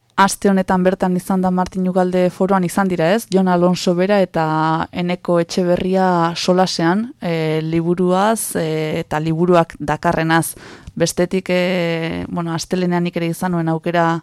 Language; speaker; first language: Basque; native; Basque